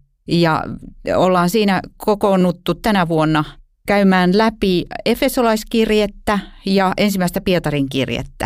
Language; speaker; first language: Finnish; native; Finnish